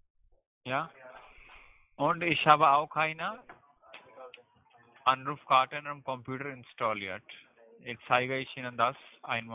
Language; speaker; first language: German; non-native, learner; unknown